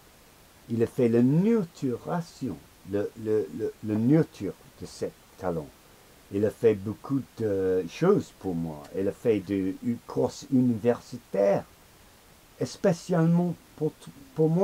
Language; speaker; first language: French; non-native, learner; English